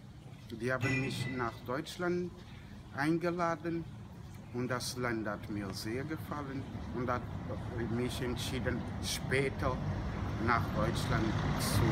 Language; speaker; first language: German; non-native, fluent; Portuguese